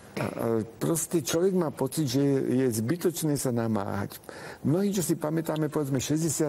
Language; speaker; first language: Slovak; non-native, local second language; Hungarian